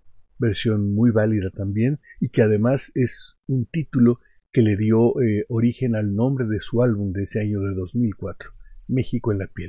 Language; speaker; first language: Spanish; native; Spanish